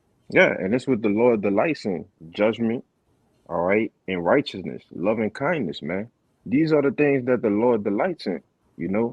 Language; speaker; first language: English; native; English